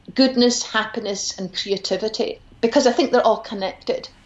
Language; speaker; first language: English; native; English